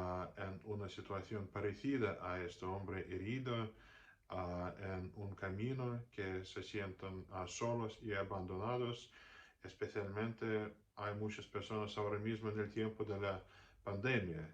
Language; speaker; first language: Spanish; non-native, fluent; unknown